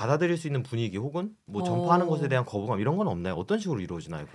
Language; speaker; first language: Korean; native; Korean